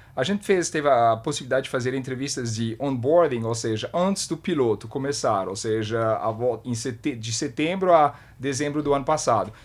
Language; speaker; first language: Portuguese; non-native, fluent; French